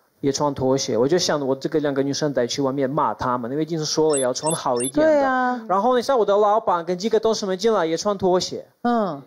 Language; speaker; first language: Chinese; non-native, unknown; Ukrainian